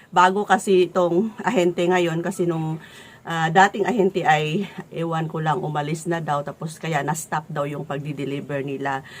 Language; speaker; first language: Filipino; native; Filipino